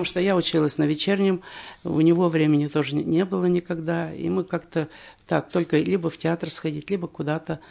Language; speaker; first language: Russian; native; Russian